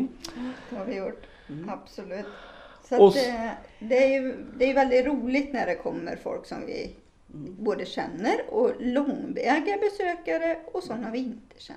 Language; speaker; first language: Swedish; native; Swedish